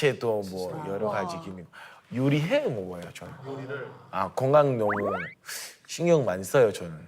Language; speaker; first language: Korean; non-native, learner; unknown